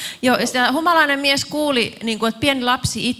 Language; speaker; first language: Finnish; native; Finnish